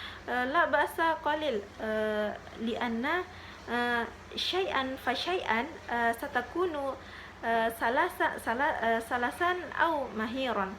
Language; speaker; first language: Arabic; non-native, learner; Indonesian